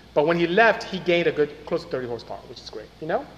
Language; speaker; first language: English; non-native, local second language; Igbo